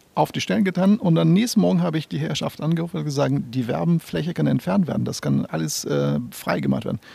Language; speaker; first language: German; non-native, fluent; Portuguese